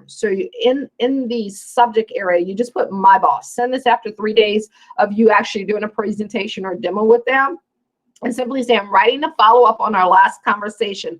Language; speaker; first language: English; native; English